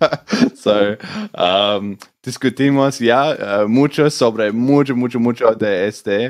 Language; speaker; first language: Spanish; non-native, learner; English